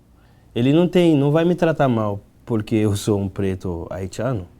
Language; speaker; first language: Portuguese; non-native, fluent; Haitian Creole